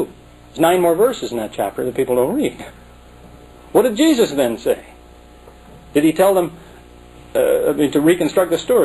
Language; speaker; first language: English; native; English